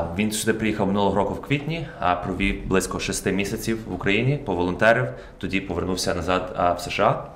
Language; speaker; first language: Ukrainian; native; Ukrainian